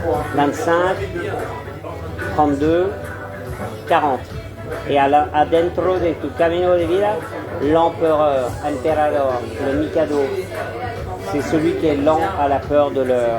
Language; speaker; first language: French; native; French